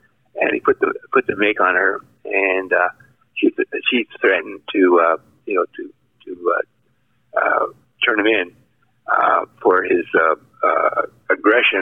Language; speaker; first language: English; native; English